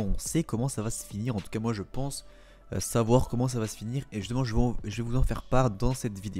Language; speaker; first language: French; native; French